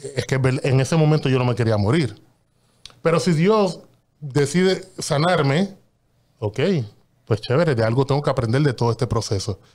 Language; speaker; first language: Spanish; native; Spanish